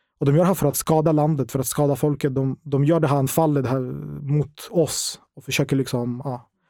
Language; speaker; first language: Swedish; non-native, fluent; Ukrainian